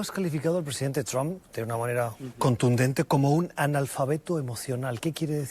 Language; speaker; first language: Spanish; native; Spanish